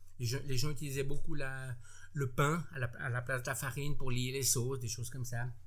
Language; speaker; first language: French; native; French